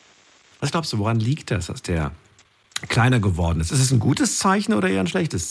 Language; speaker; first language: German; native; German